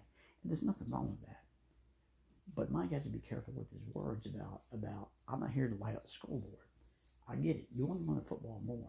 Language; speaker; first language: English; native; English